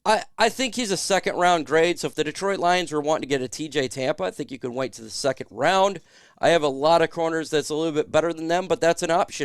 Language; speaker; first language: English; native; English